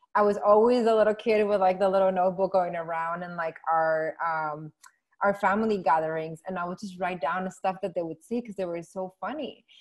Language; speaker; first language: English; non-native, fluent; Spanish